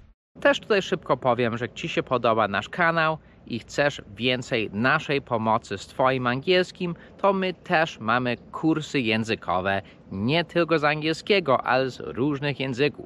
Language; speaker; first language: Polish; non-native, fluent; English